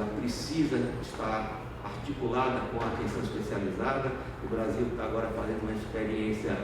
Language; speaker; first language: Portuguese; native; Portuguese